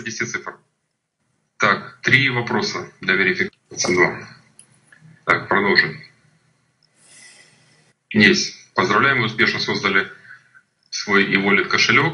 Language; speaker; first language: Russian; native; Russian